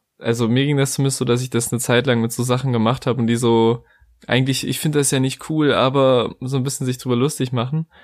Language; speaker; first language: German; native; German